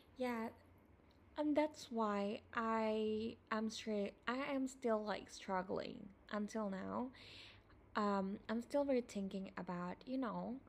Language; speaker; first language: English; non-native, fluent; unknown